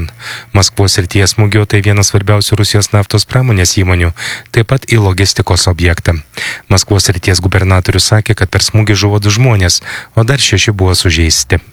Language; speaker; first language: Lithuanian; native; Lithuanian